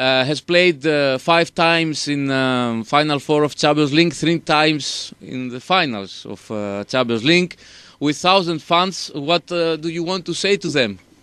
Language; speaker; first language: English; non-native, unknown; Greek